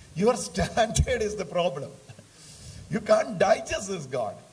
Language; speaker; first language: English; non-native, local second language; Malayalam